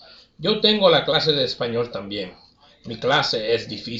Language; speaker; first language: Spanish; non-native, learner; English